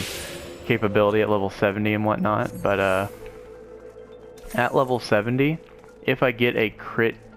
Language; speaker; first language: English; native; English